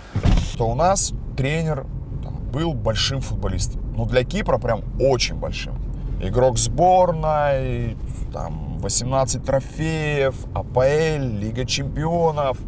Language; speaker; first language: Russian; native; Russian